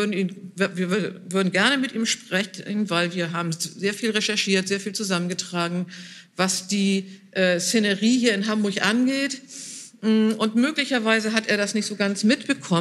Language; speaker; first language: German; native; German